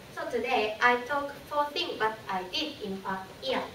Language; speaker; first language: English; non-native, learner; Japanese